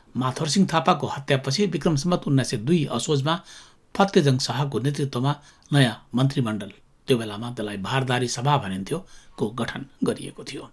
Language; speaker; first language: Nepali; native; Nepali